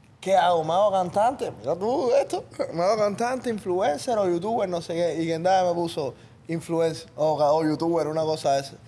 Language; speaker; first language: Spanish; native; Spanish